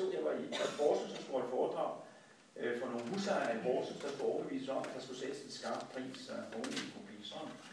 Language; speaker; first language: Danish; native; Danish